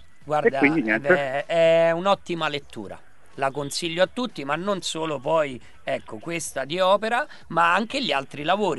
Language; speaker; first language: Italian; native; Italian